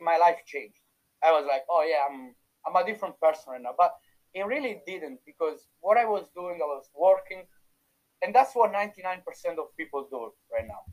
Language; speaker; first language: English; non-native, fluent; Italian